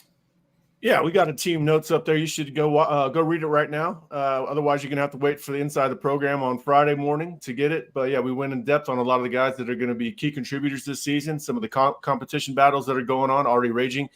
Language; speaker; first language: English; native; English